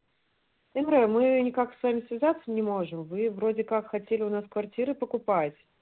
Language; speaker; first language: Russian; native; Russian